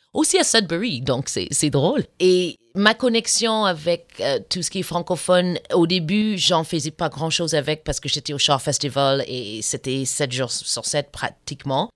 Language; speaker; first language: French; non-native, fluent; English